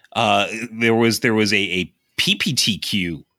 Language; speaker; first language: English; native; English